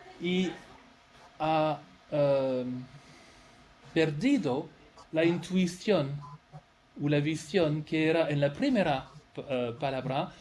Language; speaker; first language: Spanish; non-native, fluent; French